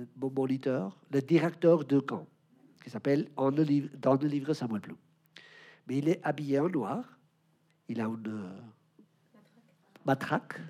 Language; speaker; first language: French; non-native, learner; Spanish